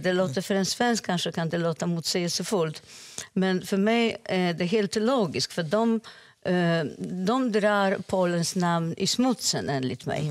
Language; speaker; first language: Swedish; non-native, fluent; Polish